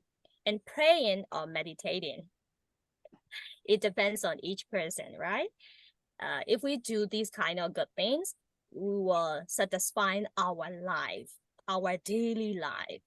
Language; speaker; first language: English; non-native, learner; Burmese